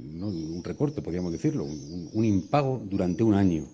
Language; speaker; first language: Spanish; native; Spanish